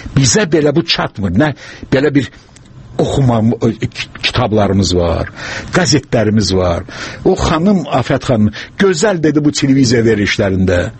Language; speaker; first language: Azerbaijani; native; Azerbaijani